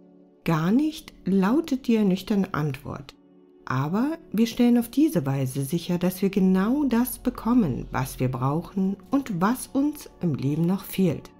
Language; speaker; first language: German; native; German